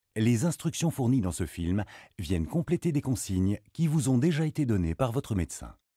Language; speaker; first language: French; native; French